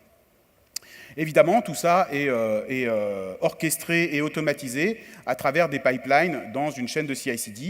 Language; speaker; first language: French; native; French